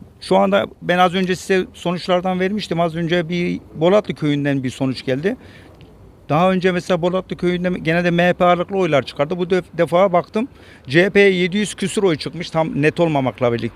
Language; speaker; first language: Turkish; native; Turkish